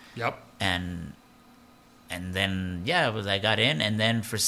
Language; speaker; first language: English; early bilingual, other home language; Spanish